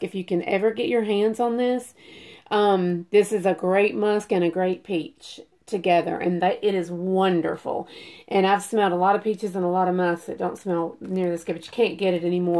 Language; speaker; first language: English; native; English